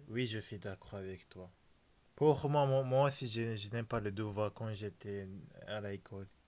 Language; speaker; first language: French; non-native, learner; Japanese